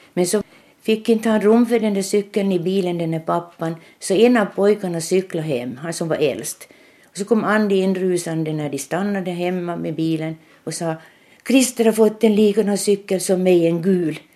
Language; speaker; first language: Swedish; native; Swedish